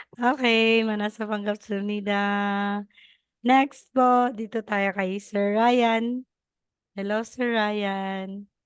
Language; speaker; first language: Filipino; non-native, local second language; Cebuano